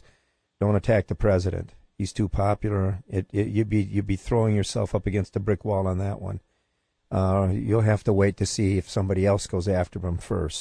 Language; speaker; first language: English; native; English